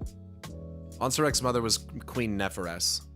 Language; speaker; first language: English; native; English